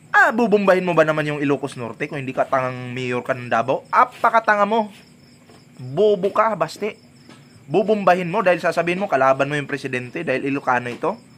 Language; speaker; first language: Filipino; non-native, local second language; Cebuano